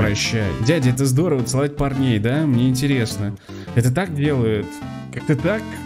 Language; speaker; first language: Russian; native; Russian